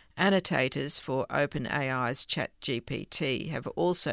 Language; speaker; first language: English; native; English